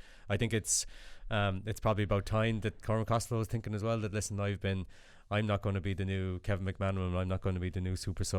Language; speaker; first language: English; native; English